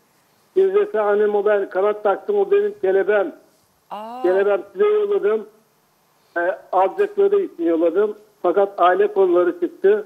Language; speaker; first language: Turkish; native; Turkish